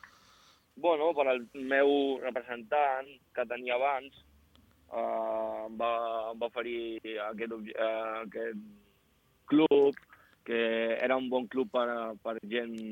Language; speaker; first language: Catalan; non-native, local second language; Spanish